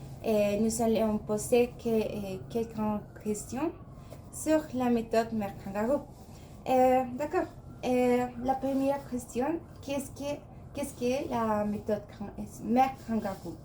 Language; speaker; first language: French; non-native, learner; Spanish